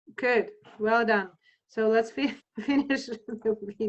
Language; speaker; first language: English; non-native, fluent; Russian